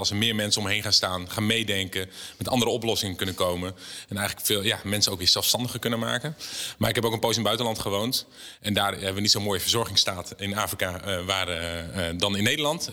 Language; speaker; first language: Dutch; native; Dutch